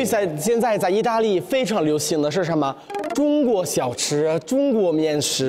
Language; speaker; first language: Chinese; non-native, fluent; Italian